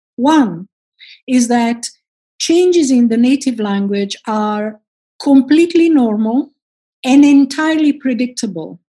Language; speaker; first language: English; non-native, fluent; Italian